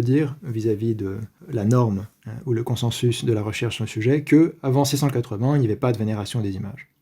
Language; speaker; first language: French; native; French